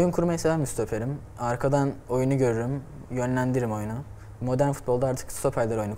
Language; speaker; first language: Turkish; native; Turkish